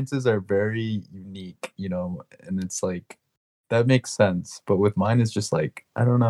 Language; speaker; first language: English; native; English